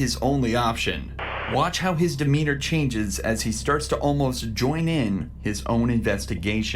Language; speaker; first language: English; native; English